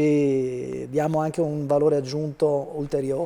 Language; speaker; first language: Italian; native; Italian